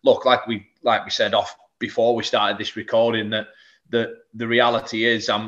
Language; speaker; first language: English; native; English